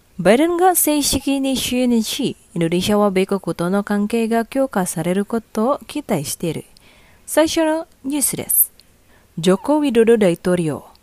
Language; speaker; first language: Japanese; non-native, fluent; Indonesian